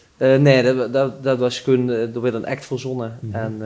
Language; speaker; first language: Dutch; native; Dutch